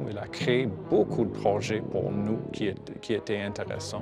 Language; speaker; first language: French; non-native, fluent; English